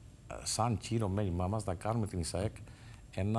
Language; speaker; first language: Greek; native; Greek